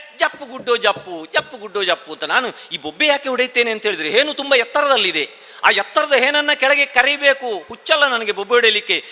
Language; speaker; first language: Kannada; non-native, local second language; Tulu